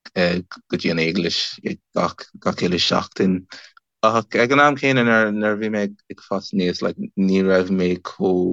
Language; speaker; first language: Irish; non-native, learner; English